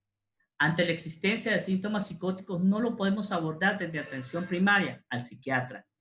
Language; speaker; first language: Spanish; native; Spanish